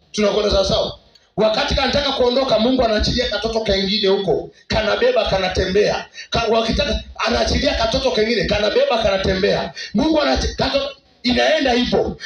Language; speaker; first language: Swahili; native; Swahili